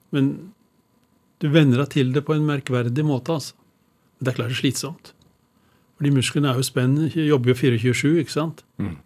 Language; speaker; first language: Norwegian; native; Norwegian